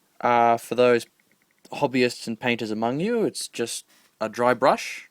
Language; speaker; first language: English; native; English